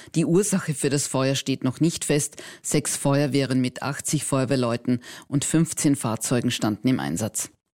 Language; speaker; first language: German; native; German